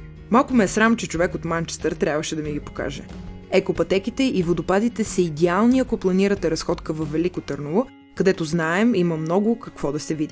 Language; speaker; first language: Bulgarian; native; Bulgarian